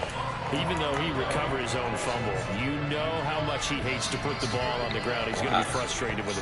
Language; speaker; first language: English; native; English